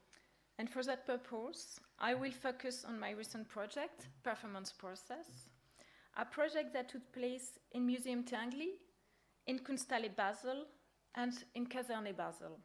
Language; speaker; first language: English; non-native, fluent; French